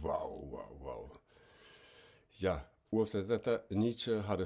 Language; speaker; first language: Swedish; non-native, fluent; German